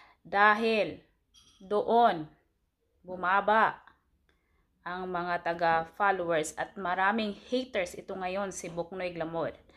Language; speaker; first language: Filipino; non-native, local second language; Cebuano